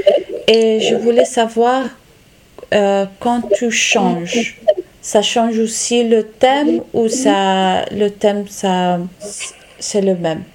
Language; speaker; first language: French; non-native, fluent; Italian